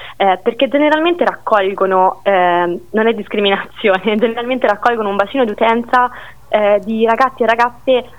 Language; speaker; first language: Italian; native; Italian